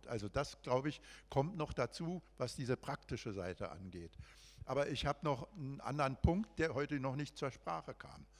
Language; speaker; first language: German; native; German